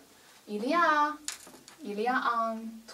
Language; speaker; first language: French; non-native, learner; Chinese